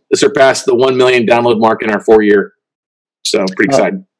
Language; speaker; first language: English; native; English